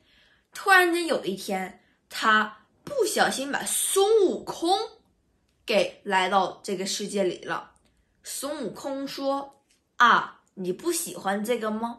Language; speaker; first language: Chinese; early bilingual, other home language; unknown